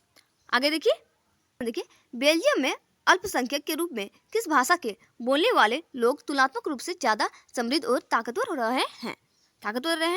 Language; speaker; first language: Hindi; native; Hindi